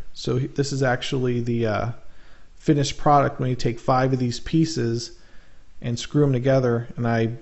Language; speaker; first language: English; native; English